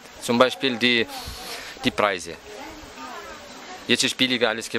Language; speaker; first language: German; non-native, fluent; Russian